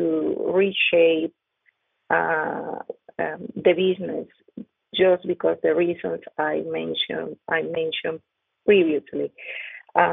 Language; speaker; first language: English; non-native, fluent; Spanish